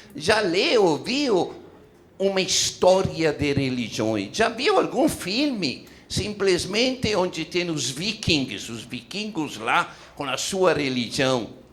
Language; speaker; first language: Portuguese; non-native, fluent; Italian